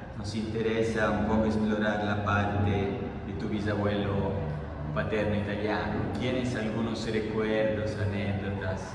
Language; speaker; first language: Spanish; non-native, fluent; Italian